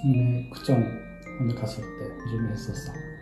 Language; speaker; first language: Korean; non-native, learner; Japanese